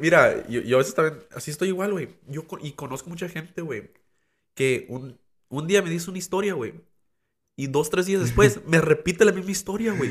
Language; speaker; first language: Spanish; early bilingual, heritage; Spanish